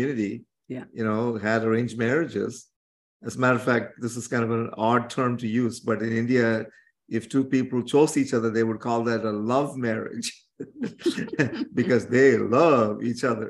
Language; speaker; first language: English; non-native, local second language; Tamil